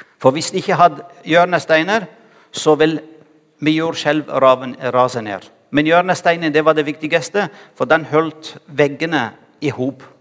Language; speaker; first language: Norwegian; non-native, fluent; Arabic